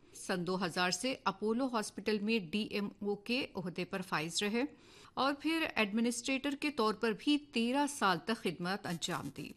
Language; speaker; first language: Urdu; native; Urdu